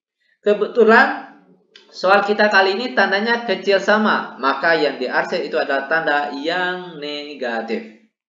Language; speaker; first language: Indonesian; native; Indonesian